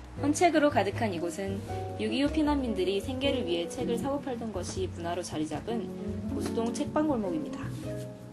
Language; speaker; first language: Korean; native; Korean